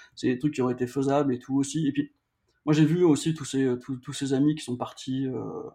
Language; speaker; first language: French; native; French